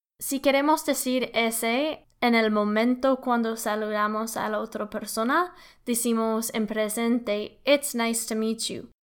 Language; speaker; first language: Spanish; non-native, learner; English